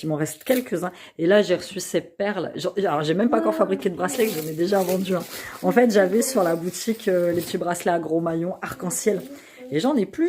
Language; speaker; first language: French; native; French